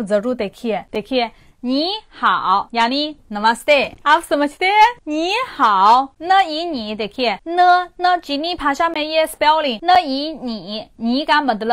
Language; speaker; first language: Hindi; non-native, fluent; Chinese